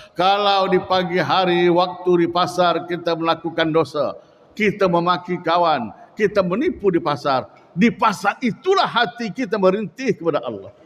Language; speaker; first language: Malay; native; Malay